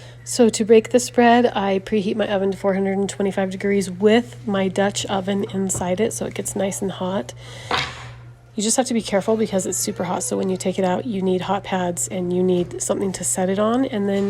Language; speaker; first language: English; native; English